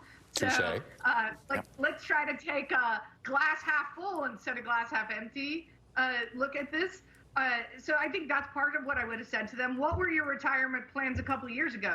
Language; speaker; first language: English; native; English